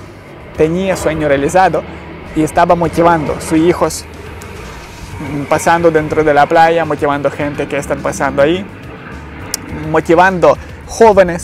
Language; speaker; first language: Spanish; non-native, learner; Ukrainian